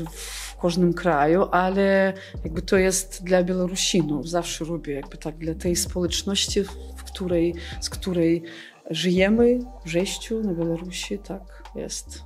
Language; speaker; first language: Polish; non-native, fluent; Belarusian